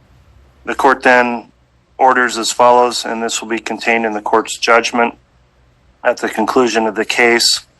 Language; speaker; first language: English; native; English